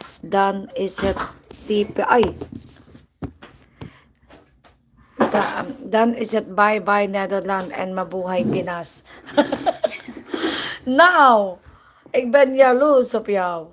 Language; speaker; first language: Dutch; non-native, learner; Filipino